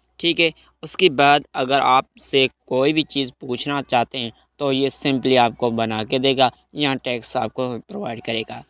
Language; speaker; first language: Urdu; native; Urdu